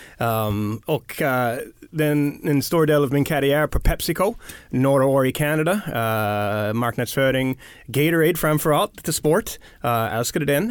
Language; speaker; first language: Swedish; non-native, learner; English